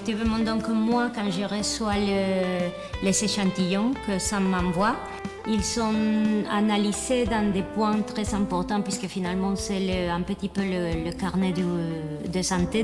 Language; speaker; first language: French; non-native, fluent; Spanish